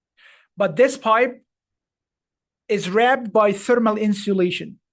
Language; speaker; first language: English; non-native, fluent; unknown